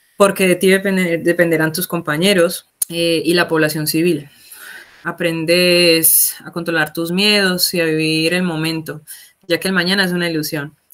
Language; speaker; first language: Spanish; native; Spanish